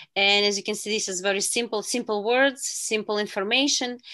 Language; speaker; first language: English; non-native, fluent; Uzbek